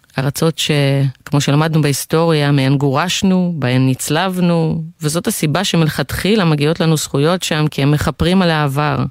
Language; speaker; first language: Hebrew; non-native, fluent; Russian